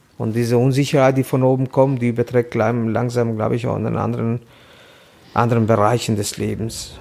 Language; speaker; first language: German; non-native, fluent; Albanian